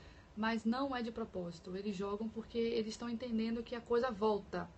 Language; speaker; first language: Portuguese; native; Portuguese